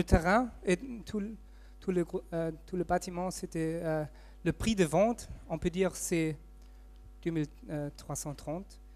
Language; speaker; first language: French; non-native, fluent; German